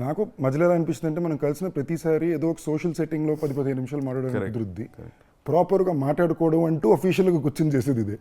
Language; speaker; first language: Telugu; native; Telugu